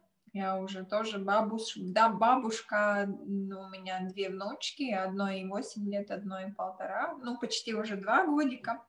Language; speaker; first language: Russian; non-native, local second language; Latvian